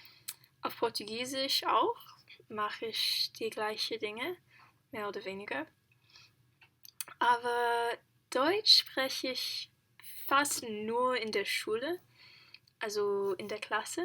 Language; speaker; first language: German; non-native, learner; English